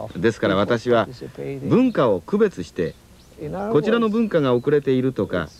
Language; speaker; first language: Japanese; non-native, fluent; Filipino